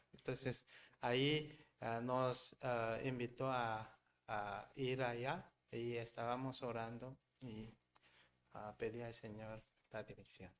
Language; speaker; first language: Spanish; non-native, learner; Korean